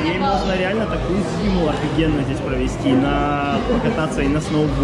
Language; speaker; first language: Russian; native; Russian